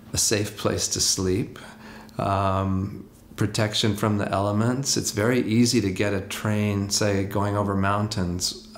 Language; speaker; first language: English; native; English